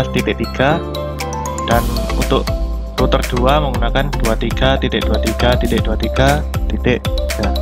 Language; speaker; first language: Indonesian; native; Indonesian